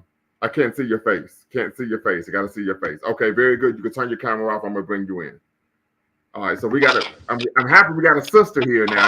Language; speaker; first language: English; native; English